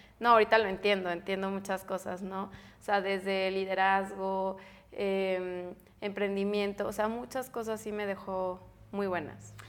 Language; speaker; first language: Spanish; native; Spanish